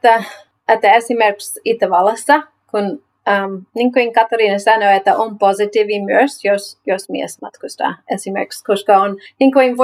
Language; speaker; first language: Finnish; non-native, learner; English